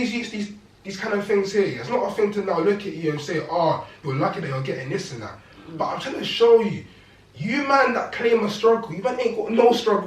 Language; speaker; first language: English; native; English